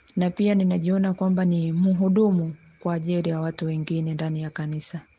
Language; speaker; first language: Swahili; native; Swahili